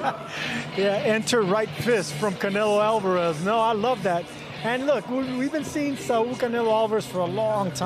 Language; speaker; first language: English; native; English